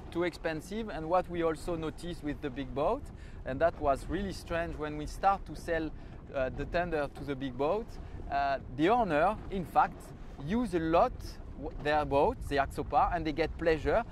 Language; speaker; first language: English; non-native, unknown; French